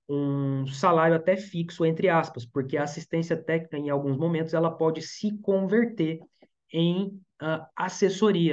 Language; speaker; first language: Portuguese; native; Portuguese